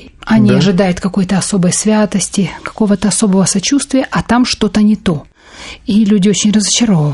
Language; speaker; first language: Russian; native; Russian